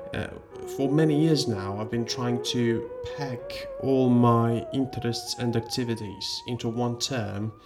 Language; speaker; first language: English; non-native, fluent; Georgian